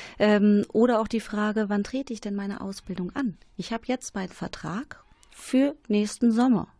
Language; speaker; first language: German; native; German